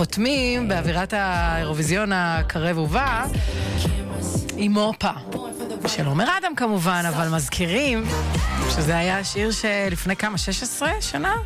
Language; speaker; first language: Hebrew; native; Hebrew